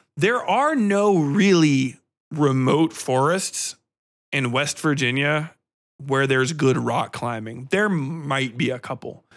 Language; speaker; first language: English; native; English